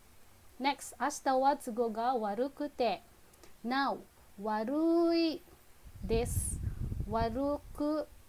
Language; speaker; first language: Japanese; non-native, fluent; Filipino